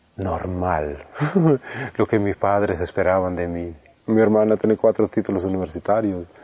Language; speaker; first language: Spanish; non-native, fluent; Swedish